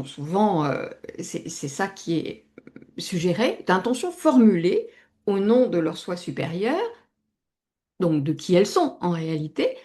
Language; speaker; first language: French; native; French